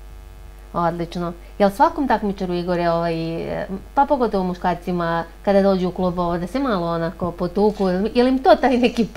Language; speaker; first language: Serbian; native; Serbian